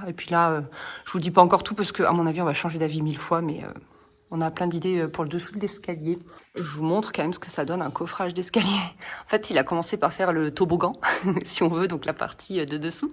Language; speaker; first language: French; native; French